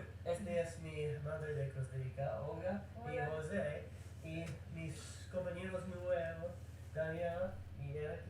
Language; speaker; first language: Spanish; non-native, learner; English